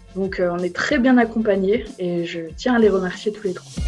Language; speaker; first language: French; native; French